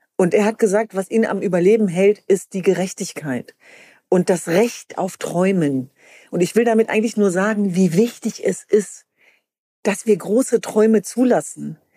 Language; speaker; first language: German; early bilingual, other home language; Kurdish